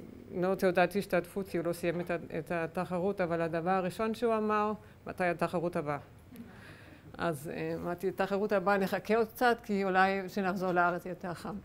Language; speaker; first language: Hebrew; non-native, fluent; German